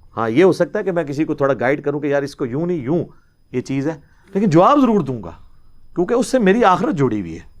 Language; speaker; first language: Urdu; non-native, local second language; Punjabi